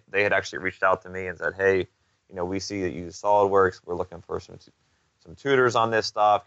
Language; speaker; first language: English; native; English